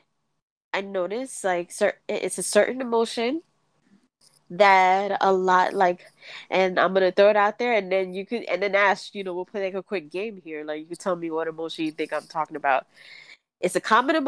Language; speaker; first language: English; native; English